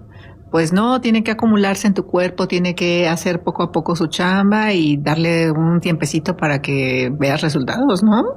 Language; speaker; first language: Spanish; native; Spanish